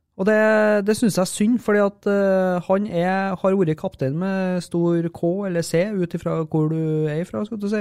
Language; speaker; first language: Norwegian; native; Norwegian